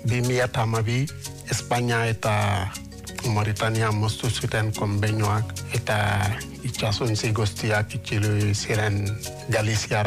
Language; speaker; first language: Basque; non-native, fluent; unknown